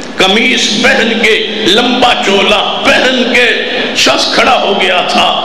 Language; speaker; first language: Urdu; non-native, local second language; Punjabi